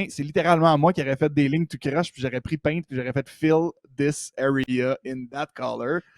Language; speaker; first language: French; native; French